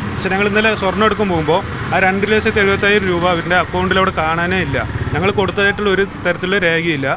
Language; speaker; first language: Malayalam; native; Malayalam